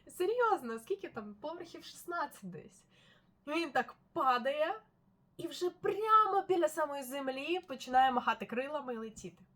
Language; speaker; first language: Ukrainian; non-native, local second language; Russian